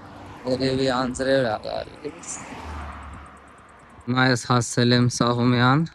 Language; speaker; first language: Armenian; non-native, learner; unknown